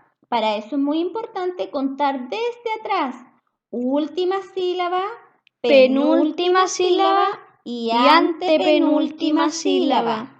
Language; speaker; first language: Spanish; native; Spanish